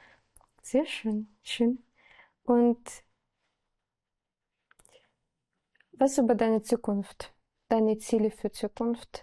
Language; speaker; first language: German; non-native, learner; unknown